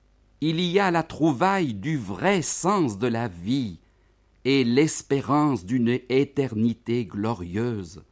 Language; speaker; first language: French; native; French